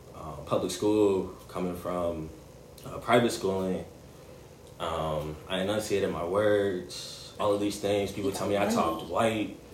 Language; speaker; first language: English; native; English